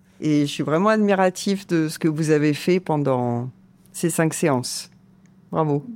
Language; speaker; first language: French; native; French